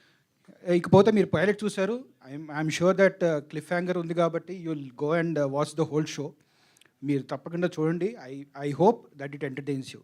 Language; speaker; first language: Telugu; native; Telugu